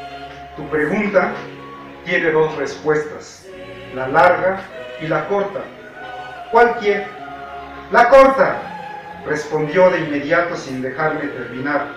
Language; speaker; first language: Spanish; native; Spanish